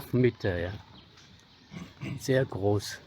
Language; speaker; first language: German; non-native, fluent; Chinese